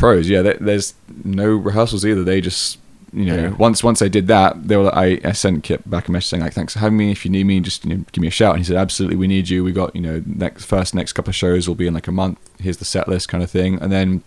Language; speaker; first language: English; native; English